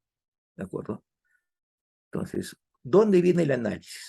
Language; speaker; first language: Spanish; native; Spanish